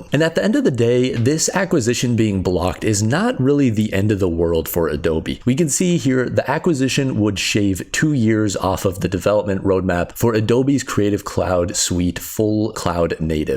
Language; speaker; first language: English; native; English